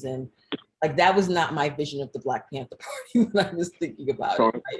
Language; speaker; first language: English; native; English